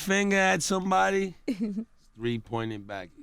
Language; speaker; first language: English; native; English